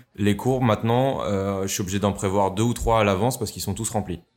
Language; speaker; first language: French; native; French